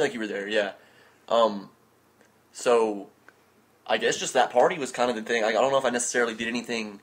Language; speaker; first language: English; native; English